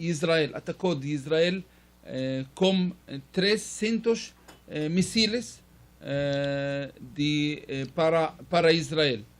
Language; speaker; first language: Spanish; non-native, learner; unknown